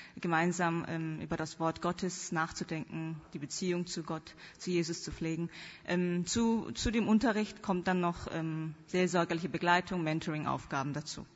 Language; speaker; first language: German; early bilingual, other home language; Korean